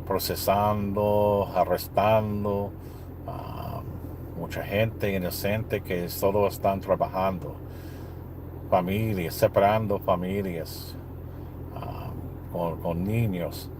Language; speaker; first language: Spanish; non-native, learner; English